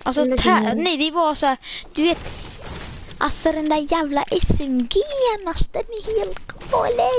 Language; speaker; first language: Swedish; native; Swedish